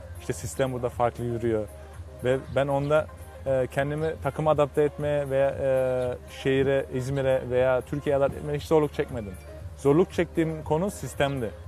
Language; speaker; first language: Turkish; early bilingual, heritage; Turkish